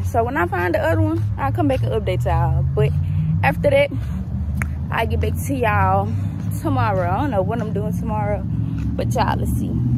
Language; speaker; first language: English; native; English